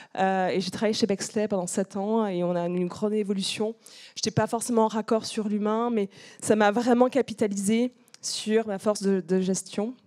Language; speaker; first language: French; native; French